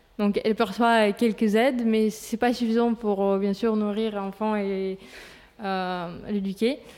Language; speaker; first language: French; non-native, fluent; Russian